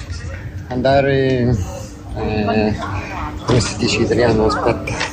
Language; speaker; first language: Italian; non-native, learner; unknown